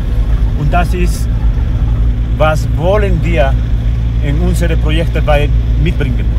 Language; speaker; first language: German; non-native, learner; Spanish